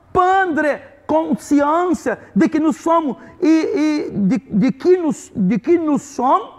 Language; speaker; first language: French; non-native, fluent; Portuguese